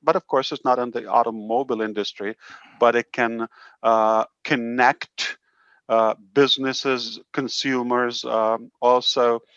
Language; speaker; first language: English; non-native, fluent; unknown